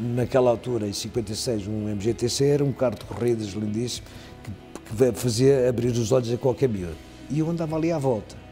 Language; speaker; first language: Portuguese; native; Portuguese